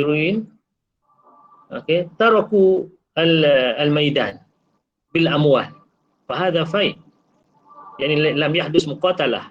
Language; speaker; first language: Arabic; non-native, fluent; Malay